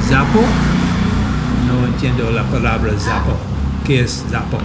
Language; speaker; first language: Spanish; non-native, learner; English